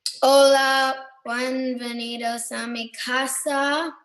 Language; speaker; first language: Spanish; non-native, learner; English